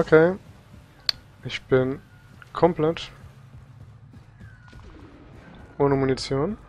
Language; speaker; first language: German; native; German